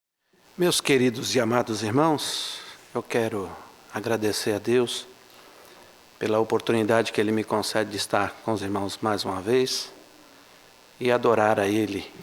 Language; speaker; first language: Portuguese; native; Portuguese